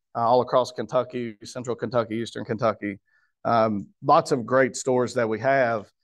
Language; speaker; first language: English; native; English